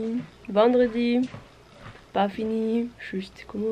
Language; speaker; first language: French; non-native, learner; Norwegian